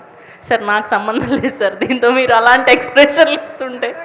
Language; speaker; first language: Telugu; native; Telugu